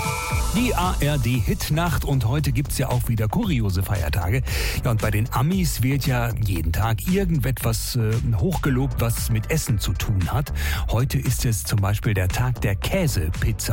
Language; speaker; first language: German; native; German